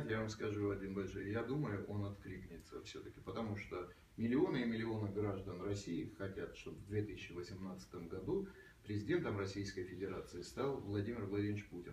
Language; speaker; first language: Russian; native; Russian